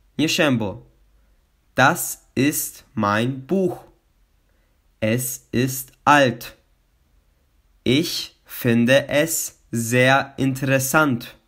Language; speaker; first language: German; non-native, fluent; Albanian